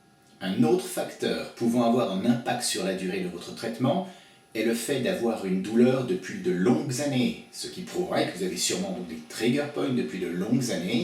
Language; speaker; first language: French; native; French